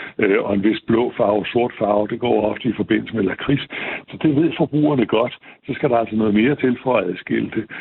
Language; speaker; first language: Danish; native; Danish